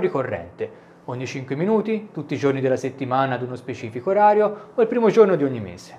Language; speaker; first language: Italian; native; Italian